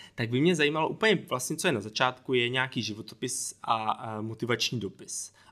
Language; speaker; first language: Czech; native; Czech